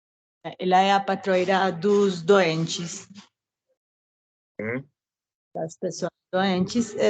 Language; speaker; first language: Portuguese; non-native, learner; Spanish